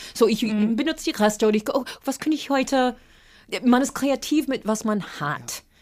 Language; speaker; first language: German; non-native, fluent; English